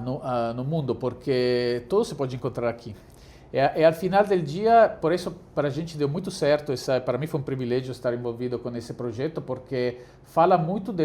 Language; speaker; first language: Portuguese; non-native, fluent; Italian